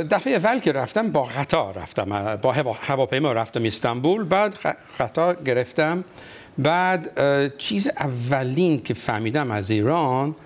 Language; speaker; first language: Persian; non-native, fluent; English